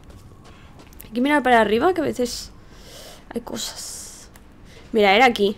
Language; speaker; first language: Spanish; native; Spanish